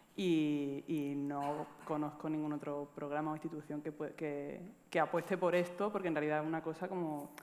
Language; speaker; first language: Spanish; native; Spanish